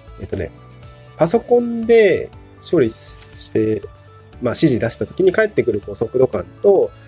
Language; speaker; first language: Japanese; native; Japanese